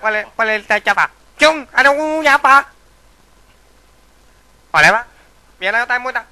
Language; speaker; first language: Finnish; non-native, learner; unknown